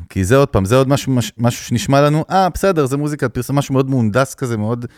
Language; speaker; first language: Hebrew; native; Hebrew